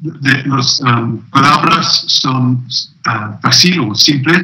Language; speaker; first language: Spanish; non-native, learner; English